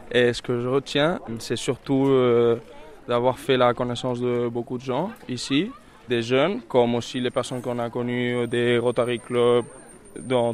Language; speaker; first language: French; non-native, fluent; Spanish